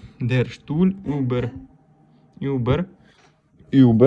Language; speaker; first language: German; non-native, learner; Ukrainian